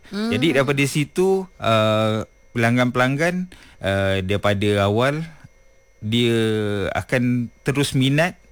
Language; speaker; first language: Malay; native; Malay